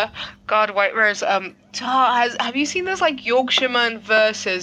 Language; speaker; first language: English; non-native, fluent; Greek